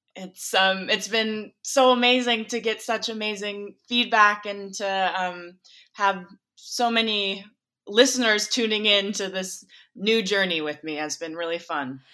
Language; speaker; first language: English; native; English